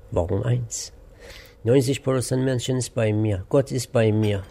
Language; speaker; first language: German; non-native, learner; Persian